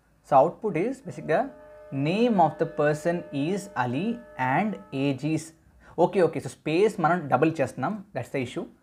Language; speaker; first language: English; non-native, local second language; Telugu